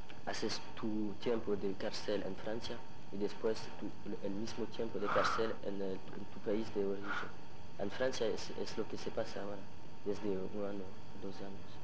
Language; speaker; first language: Spanish; non-native, learner; French